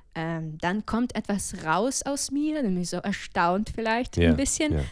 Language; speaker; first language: German; non-native, fluent; Ukrainian